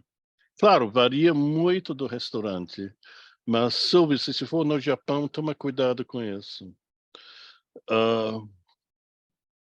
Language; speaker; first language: Portuguese; non-native, fluent; English